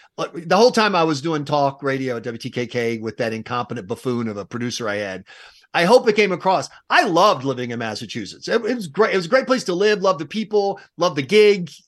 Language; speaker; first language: English; native; English